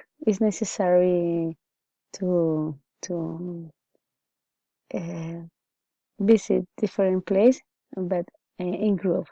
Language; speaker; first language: English; non-native, learner; Spanish